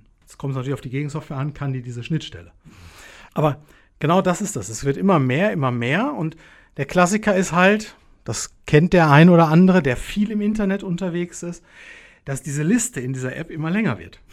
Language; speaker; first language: German; native; German